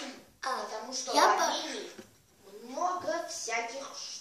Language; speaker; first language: Russian; non-native, learner; Armenian